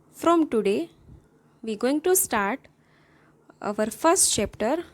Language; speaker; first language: English; non-native, local second language; Gujarati